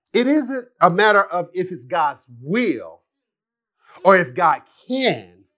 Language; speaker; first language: English; native; English